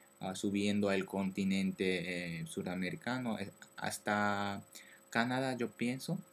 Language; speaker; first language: Spanish; non-native, learner; French